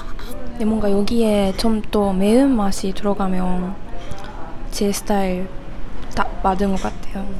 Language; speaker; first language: Korean; non-native, fluent; Japanese